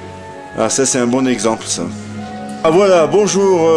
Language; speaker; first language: French; native; French